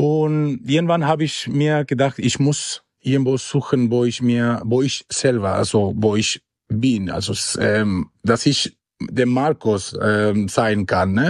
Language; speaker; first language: German; non-native, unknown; Spanish